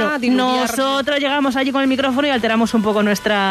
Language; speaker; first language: Spanish; native; Spanish